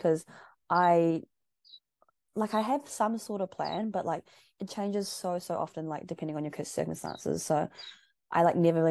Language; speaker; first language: English; native; English